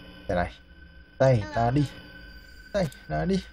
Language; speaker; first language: Chinese; native; Chinese